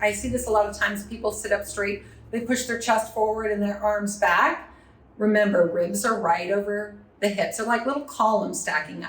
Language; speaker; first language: English; native; English